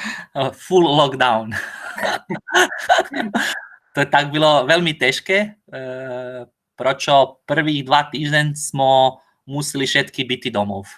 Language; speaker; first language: Slovak; non-native, learner; Croatian